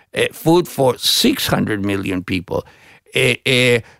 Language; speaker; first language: English; non-native, fluent; Spanish